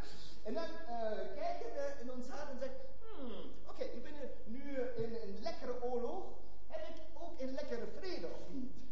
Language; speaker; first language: Dutch; non-native, fluent; German